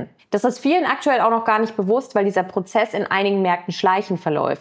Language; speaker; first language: German; native; German